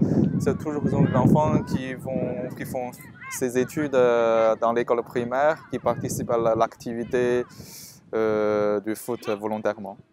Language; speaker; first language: French; non-native, fluent; Chinese